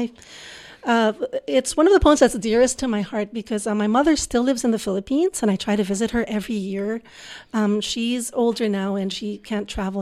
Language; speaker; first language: English; non-native, local second language; Filipino